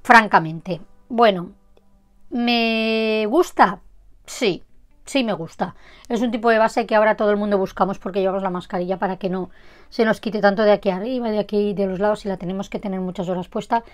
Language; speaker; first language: Spanish; native; Spanish